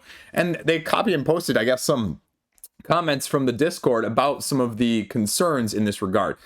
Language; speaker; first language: English; native; English